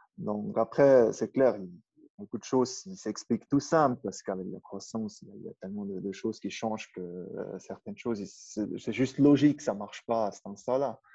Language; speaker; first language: French; non-native, local second language; Swiss German